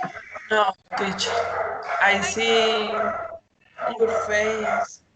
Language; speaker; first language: English; non-native, learner; Spanish